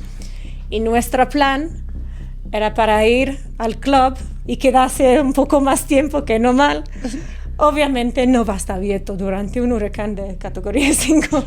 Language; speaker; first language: Spanish; non-native, fluent; English